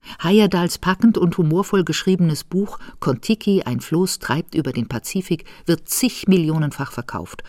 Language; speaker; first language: German; native; German